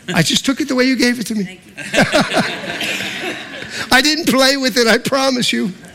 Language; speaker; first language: English; native; English